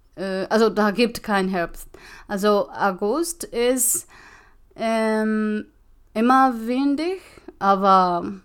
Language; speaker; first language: German; non-native, learner; Spanish